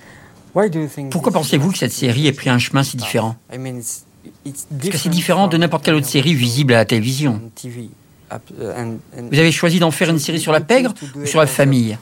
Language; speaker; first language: French; native; French